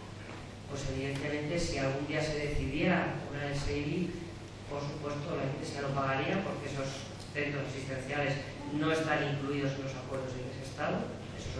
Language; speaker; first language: Spanish; native; Spanish